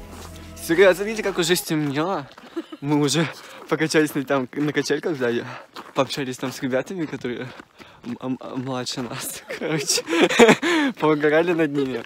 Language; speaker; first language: Russian; native; Russian